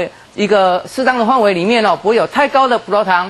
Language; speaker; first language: Chinese; native; Chinese